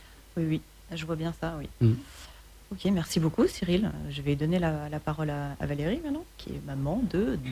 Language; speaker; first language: French; native; French